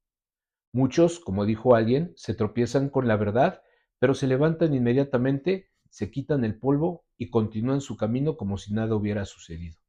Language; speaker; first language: Spanish; native; Spanish